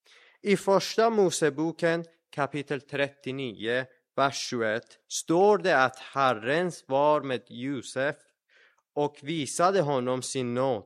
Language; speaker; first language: Swedish; non-native, fluent; Persian